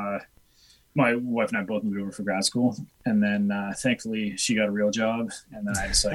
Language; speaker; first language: English; native; English